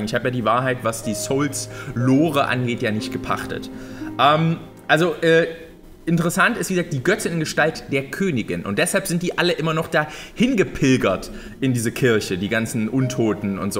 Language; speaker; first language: German; native; German